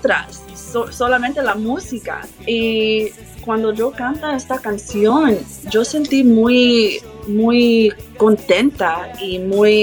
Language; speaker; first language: Spanish; early bilingual, heritage; English